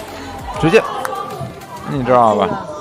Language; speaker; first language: Chinese; native; Chinese